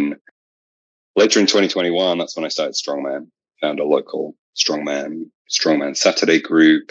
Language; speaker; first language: English; native; English